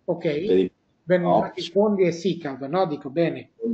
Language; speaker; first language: Italian; native; Italian